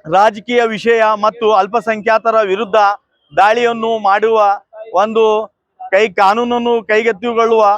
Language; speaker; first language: Kannada; non-native, local second language; Urdu